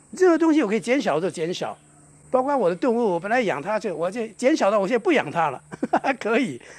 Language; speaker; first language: Chinese; non-native, local second language; Hakka Chinese